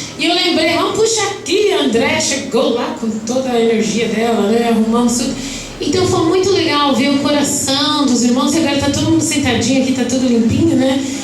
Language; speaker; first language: Portuguese; native; Portuguese